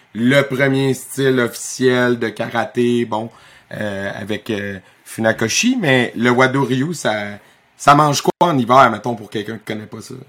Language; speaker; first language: French; native; French